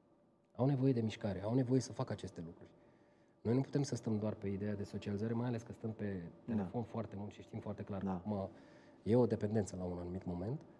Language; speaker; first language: Romanian; native; Romanian